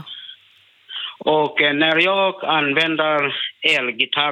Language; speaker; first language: Swedish; non-native, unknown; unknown